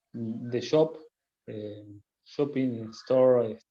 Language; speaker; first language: English; non-native, learner; Spanish